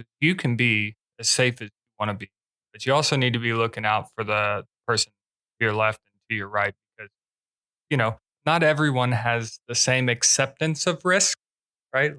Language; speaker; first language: English; native; English